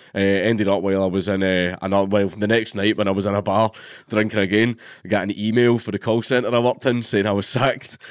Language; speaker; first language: English; native; English